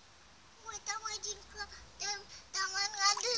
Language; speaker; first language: Russian; early bilingual, heritage; Russian